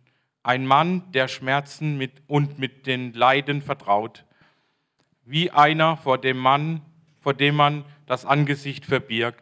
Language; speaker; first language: German; native; German